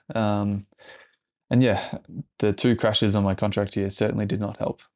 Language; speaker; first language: English; native; English